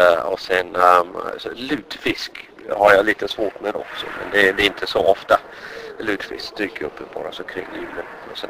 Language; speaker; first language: Swedish; non-native, fluent; English